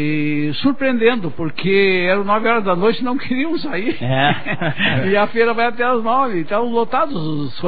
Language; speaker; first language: Portuguese; native; Portuguese